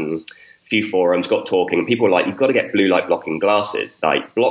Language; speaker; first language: English; native; English